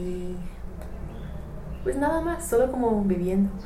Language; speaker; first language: Spanish; non-native, fluent; English